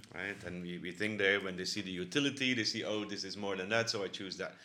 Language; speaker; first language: English; non-native, fluent; Dutch